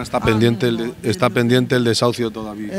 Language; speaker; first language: Spanish; native; Spanish